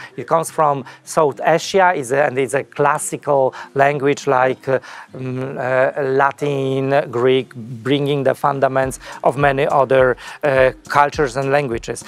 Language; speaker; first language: English; non-native, fluent; Polish